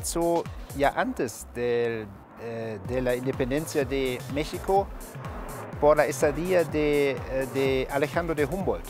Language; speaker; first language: Spanish; non-native, fluent; German